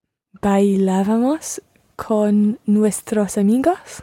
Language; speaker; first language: Spanish; non-native, learner; English